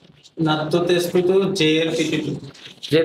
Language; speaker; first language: Japanese; non-native, learner; Bangla